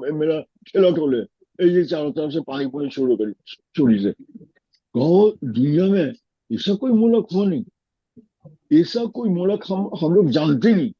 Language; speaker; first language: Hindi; non-native, fluent; Bangla